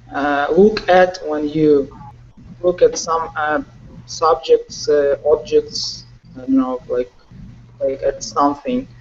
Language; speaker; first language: English; non-native, learner; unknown